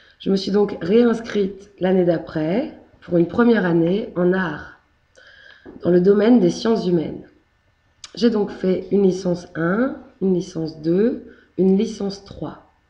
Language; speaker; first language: French; native; French